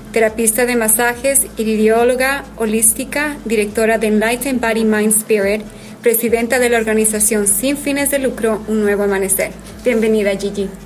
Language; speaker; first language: Spanish; early bilingual, heritage; Spanish